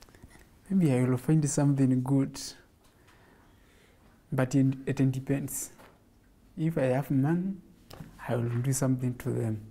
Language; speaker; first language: English; non-native, local second language; Kamba